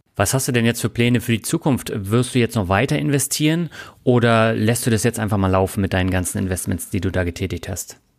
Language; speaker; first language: German; native; German